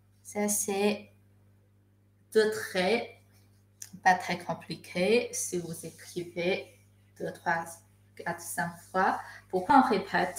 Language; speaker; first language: French; non-native, fluent; Chinese